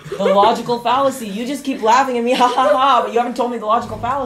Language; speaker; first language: English; native; English